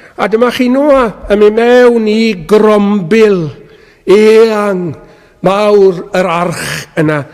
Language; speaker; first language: Welsh; native; Welsh